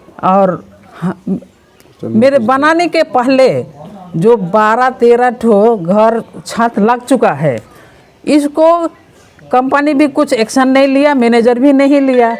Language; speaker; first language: Hindi; non-native, local second language; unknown